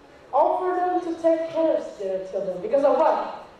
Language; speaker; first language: English; non-native, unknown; Indonesian